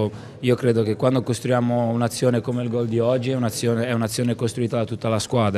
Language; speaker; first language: Italian; native; Italian